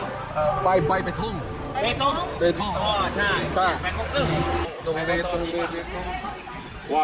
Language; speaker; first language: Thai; non-native, learner; English